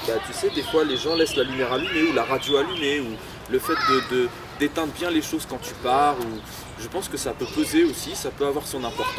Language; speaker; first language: French; native; French